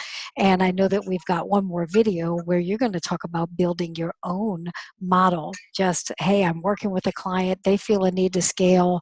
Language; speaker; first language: English; native; English